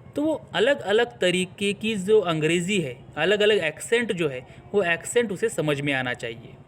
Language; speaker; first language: Hindi; non-native, local second language; Marathi